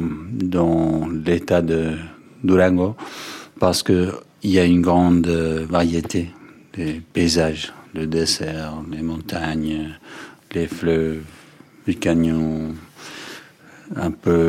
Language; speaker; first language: French; non-native, fluent; Danish